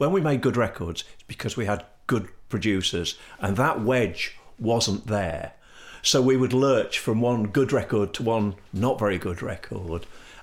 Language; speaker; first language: English; native; English